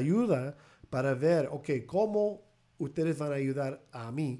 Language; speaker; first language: Spanish; early bilingual, heritage; English